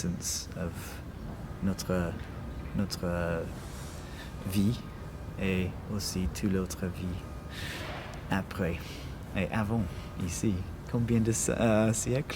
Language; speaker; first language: French; non-native, learner; English